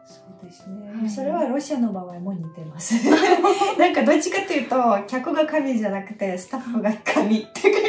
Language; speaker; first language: Japanese; non-native, fluent; Russian